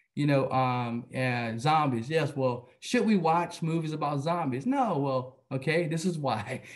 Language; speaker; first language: English; native; English